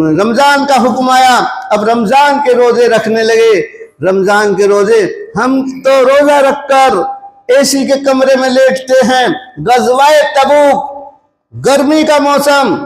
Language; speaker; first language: Urdu; non-native, local second language; Punjabi